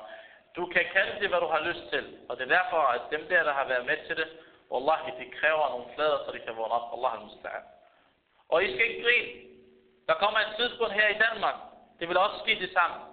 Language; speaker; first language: Danish; early bilingual, other home language; Arabic